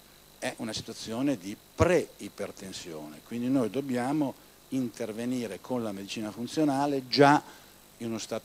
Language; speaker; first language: Italian; native; Italian